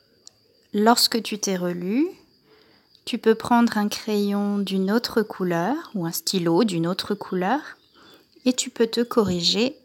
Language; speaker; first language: French; native; French